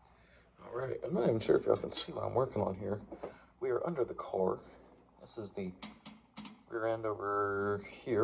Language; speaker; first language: English; native; English